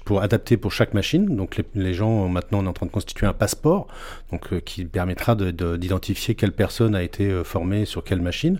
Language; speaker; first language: French; native; French